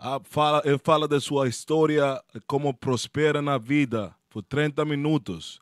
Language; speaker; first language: Portuguese; non-native, fluent; Spanish